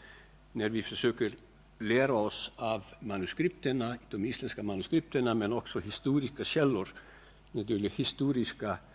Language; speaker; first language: Swedish; non-native, fluent; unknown